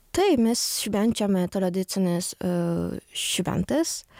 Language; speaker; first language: Lithuanian; non-native, learner; Japanese